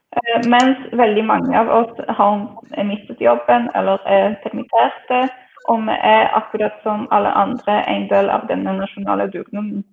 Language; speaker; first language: Norwegian; non-native, fluent; Polish